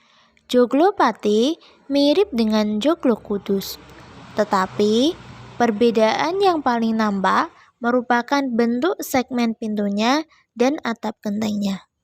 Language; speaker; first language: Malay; non-native, local second language; Javanese